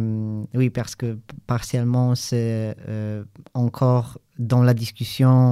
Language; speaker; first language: French; non-native, learner; Polish